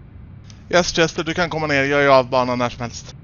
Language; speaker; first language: Swedish; native; Swedish